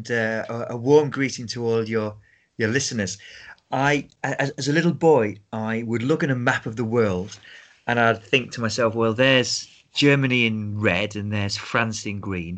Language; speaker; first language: English; native; English